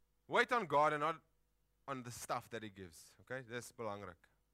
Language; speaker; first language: English; non-native, local second language; Afrikaans